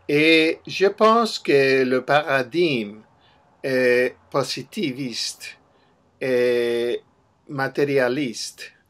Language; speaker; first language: French; non-native, learner; English